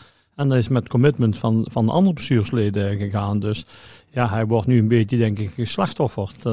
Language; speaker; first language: Dutch; native; Dutch